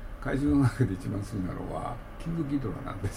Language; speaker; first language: Japanese; native; Japanese